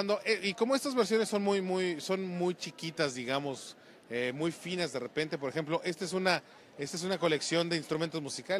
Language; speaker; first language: Spanish; native; Spanish